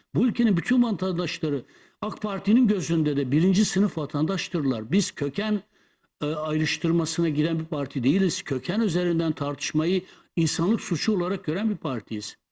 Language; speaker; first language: Turkish; non-native, local second language; Kurdish